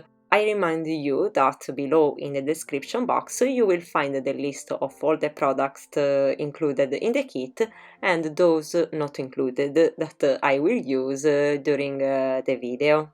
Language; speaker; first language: English; non-native, fluent; Italian